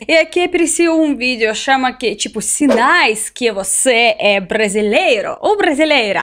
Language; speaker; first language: Portuguese; non-native, learner; Russian